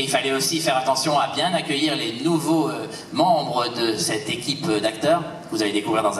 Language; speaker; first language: French; native; French